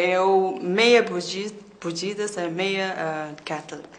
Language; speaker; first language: Portuguese; non-native, learner; Khmer